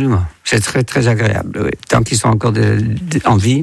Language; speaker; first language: French; non-native, fluent; Dutch